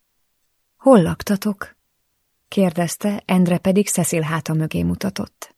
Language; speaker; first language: Hungarian; native; Hungarian